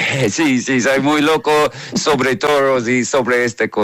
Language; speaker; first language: Spanish; non-native, learner; English